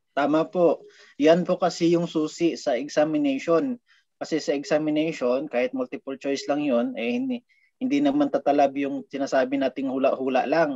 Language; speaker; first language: Filipino; non-native, local second language; Hiligaynon